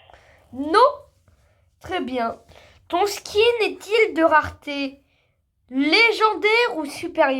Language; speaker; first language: French; native; French